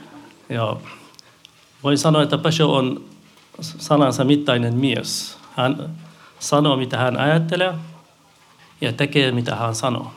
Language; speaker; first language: Finnish; non-native, fluent; Central Kurdish